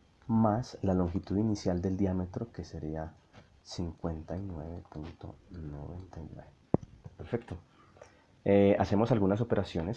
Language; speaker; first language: Spanish; native; Spanish